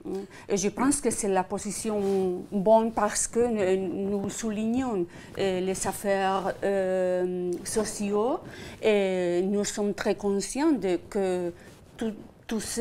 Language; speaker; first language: French; non-native, fluent; Spanish